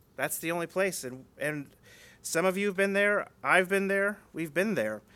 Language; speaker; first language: English; native; English